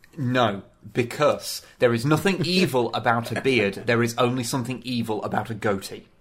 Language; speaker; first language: English; native; English